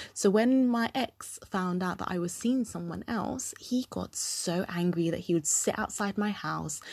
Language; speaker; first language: English; early bilingual, other home language; Yoruba